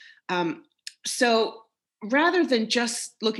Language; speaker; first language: English; native; English